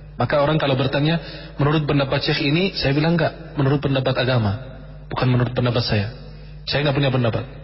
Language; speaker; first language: Indonesian; non-native, fluent; Arabic